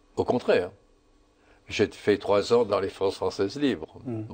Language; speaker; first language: French; native; French